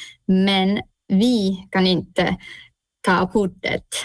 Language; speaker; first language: Swedish; non-native, fluent; Finnish